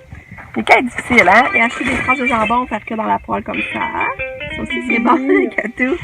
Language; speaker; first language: French; native; French